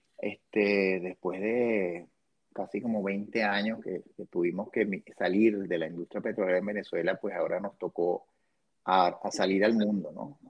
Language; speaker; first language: Spanish; native; Spanish